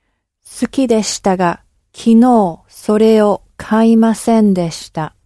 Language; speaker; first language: Japanese; non-native, learner; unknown